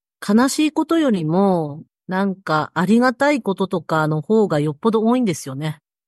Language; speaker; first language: Japanese; native; Japanese